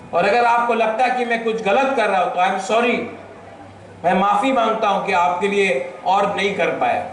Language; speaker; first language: Hindi; non-native, local second language; Bangla